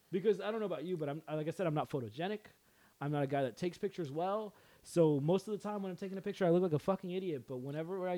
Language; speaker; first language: English; early bilingual, other home language; Spanish